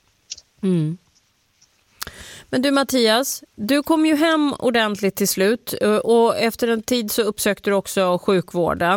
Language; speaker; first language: Swedish; native; Swedish